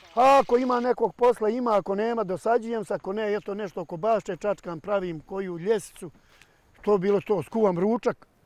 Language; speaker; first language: Bosnian; native; Bosnian